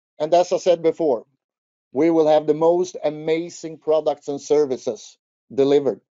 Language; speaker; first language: English; non-native, fluent; Swedish